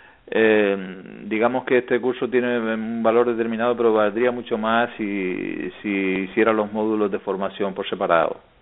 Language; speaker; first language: Spanish; native; Spanish